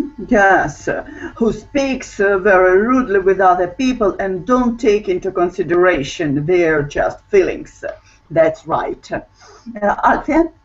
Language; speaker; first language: English; non-native, fluent; Russian